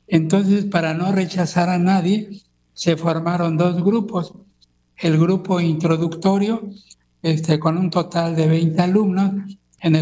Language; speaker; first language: Spanish; non-native, local second language; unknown